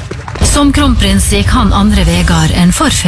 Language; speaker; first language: Norwegian; native; Norwegian